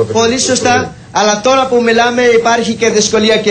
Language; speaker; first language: Greek; non-native, learner; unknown